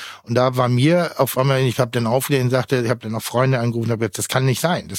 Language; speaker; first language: German; native; German